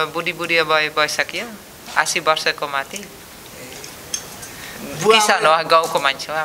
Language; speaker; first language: Nepali; non-native, learner; Dutch